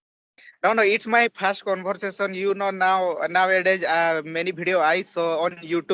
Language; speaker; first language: English; non-native, learner; Odia